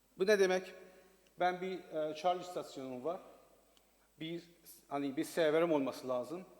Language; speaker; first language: Turkish; non-native, learner; Persian